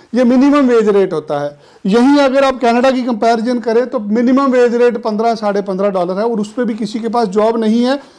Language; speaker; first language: Hindi; non-native, local second language; Punjabi